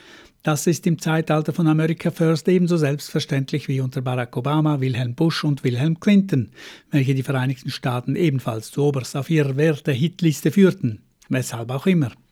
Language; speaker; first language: German; native; German